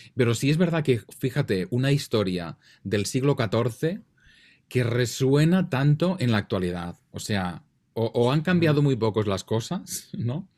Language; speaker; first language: Spanish; native; Spanish